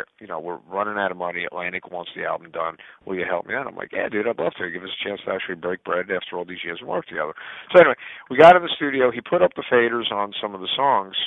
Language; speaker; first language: English; native; English